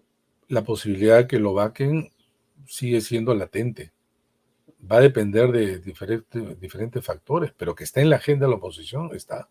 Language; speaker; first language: Spanish; native; Spanish